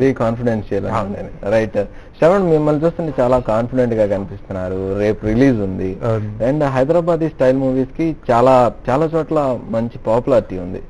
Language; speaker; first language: Telugu; native; Telugu